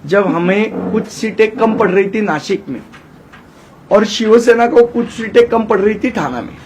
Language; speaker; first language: Hindi; non-native, local second language; Marathi